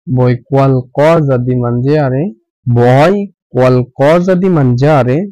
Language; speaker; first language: Italian; non-native, learner; Bangla